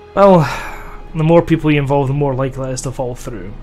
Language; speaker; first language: English; native; English